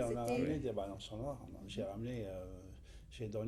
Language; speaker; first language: French; non-native, fluent; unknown